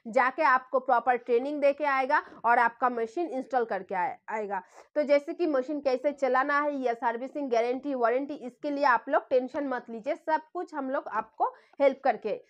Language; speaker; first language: Hindi; non-native, local second language; Bangla